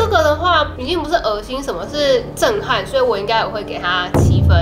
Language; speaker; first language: Chinese; native; Chinese